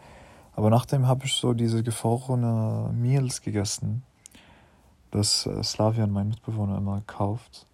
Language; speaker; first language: German; non-native, learner; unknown